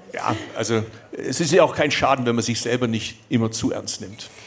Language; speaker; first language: German; native; German